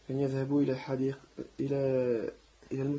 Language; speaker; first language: Arabic; non-native, learner; French